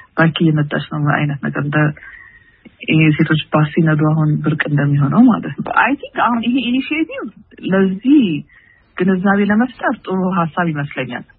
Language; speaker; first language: Amharic; native; Amharic